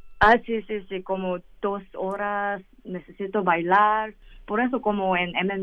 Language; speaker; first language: Spanish; non-native, learner; Korean